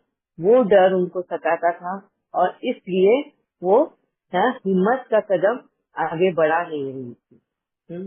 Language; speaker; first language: Hindi; native; Hindi